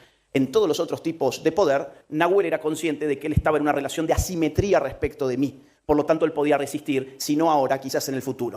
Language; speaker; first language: Spanish; native; Spanish